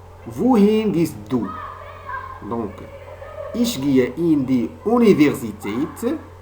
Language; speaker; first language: German; non-native, fluent; French